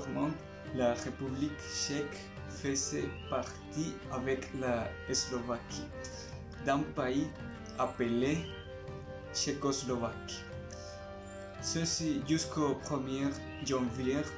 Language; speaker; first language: French; non-native, learner; Spanish